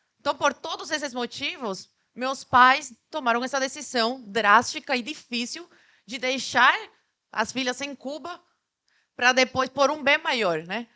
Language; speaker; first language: Portuguese; early bilingual, other home language; Spanish